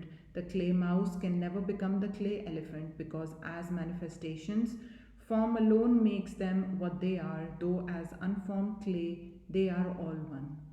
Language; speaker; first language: English; non-native, local second language; Hindi